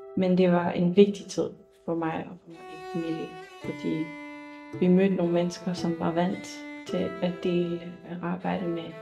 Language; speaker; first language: Danish; non-native, fluent; English